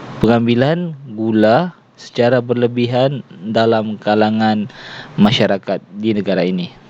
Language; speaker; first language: Malay; native; Malay